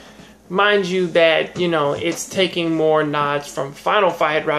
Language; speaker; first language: English; native; English